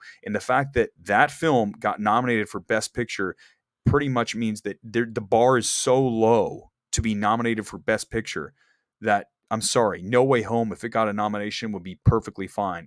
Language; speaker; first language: English; native; English